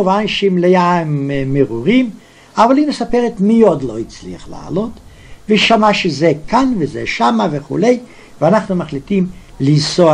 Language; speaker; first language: Hebrew; non-native, fluent; Yiddish